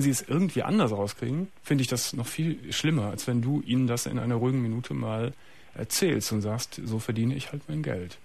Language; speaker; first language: German; native; German